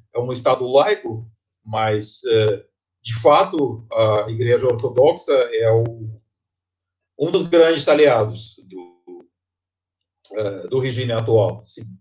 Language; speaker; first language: Portuguese; non-native, fluent; Russian